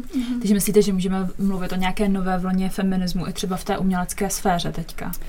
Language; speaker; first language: Czech; native; Czech